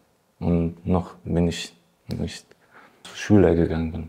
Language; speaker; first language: German; non-native, learner; Persian